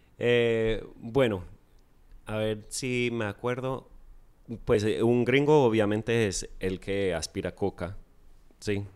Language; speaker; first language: Spanish; non-native, fluent; English